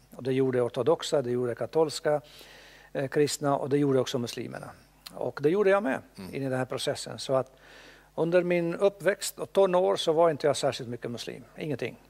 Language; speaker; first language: Swedish; non-native, fluent; Bosnian